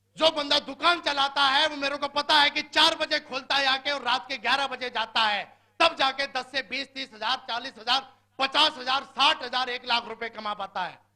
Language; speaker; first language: Hindi; native; Hindi